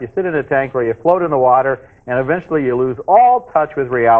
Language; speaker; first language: English; native; English